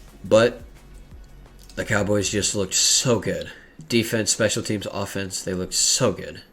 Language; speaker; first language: English; native; English